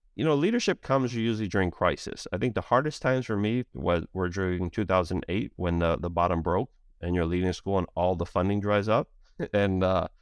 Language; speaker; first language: English; native; English